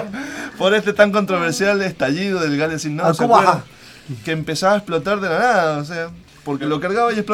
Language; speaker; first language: Spanish; native; Spanish